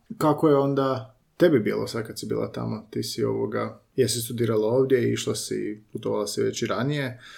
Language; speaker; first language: Croatian; native; Croatian